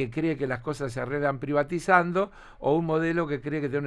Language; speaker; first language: Spanish; native; Spanish